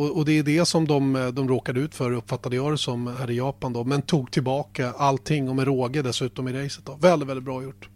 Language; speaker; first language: Swedish; native; Swedish